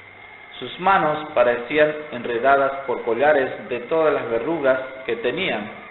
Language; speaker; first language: Spanish; non-native, local second language; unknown